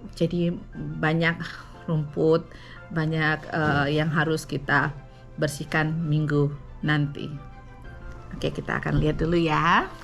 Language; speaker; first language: Indonesian; native; Indonesian